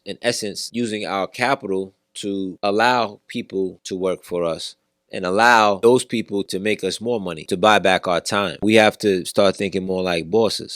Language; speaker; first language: English; native; English